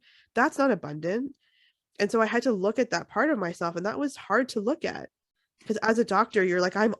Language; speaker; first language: English; native; English